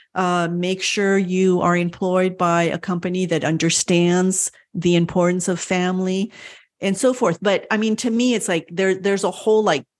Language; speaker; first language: English; early bilingual, other home language; French